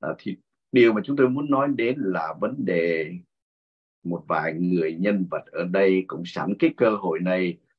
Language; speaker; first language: Vietnamese; native; Vietnamese